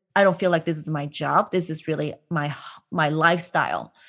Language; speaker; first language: English; non-native, local second language; Cantonese